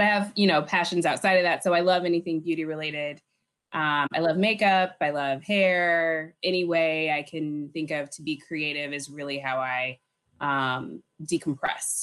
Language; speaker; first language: English; native; English